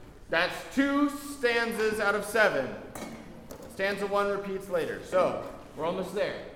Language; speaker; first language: English; native; English